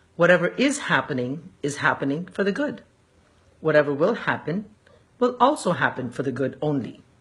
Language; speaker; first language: English; early bilingual, other home language; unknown